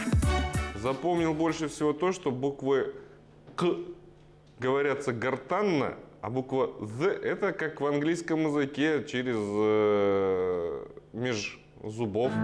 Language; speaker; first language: Russian; native; Russian